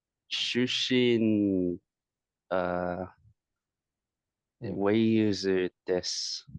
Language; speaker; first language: Japanese; non-native, learner; English